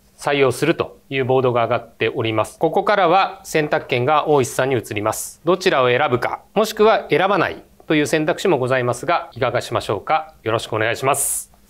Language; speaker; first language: Japanese; native; Japanese